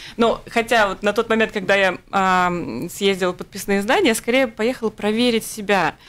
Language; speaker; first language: Russian; native; Russian